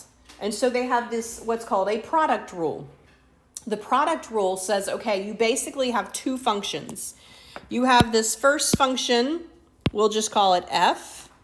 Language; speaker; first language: English; native; English